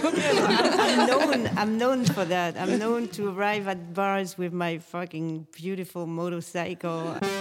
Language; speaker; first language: English; non-native, learner; French